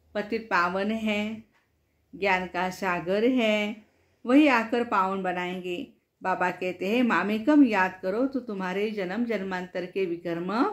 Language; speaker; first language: Hindi; non-native, local second language; Marathi